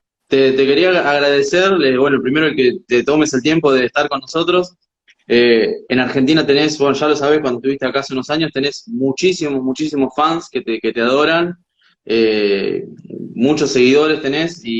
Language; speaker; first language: Spanish; native; Spanish